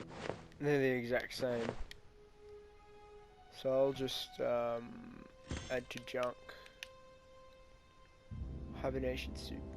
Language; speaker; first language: English; native; English